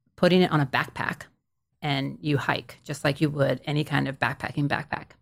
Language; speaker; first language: English; native; English